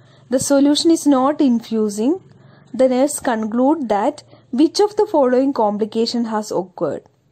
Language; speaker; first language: English; non-native, local second language; Malayalam